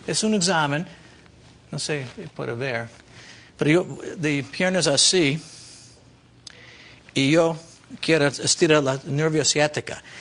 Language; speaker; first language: Spanish; non-native, learner; English